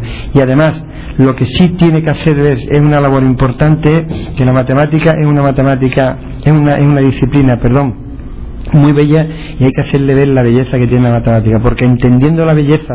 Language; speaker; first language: Spanish; native; Spanish